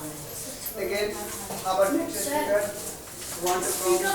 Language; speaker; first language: English; non-native, local second language; Hindi